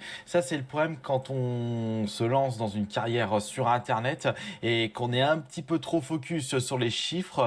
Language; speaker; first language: French; native; French